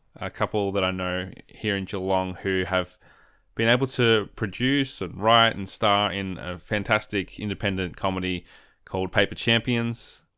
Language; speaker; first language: English; native; English